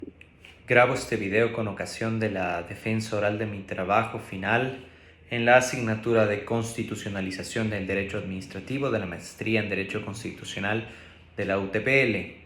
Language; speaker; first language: Spanish; native; Spanish